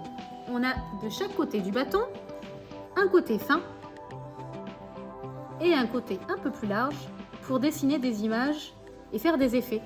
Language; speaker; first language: French; native; French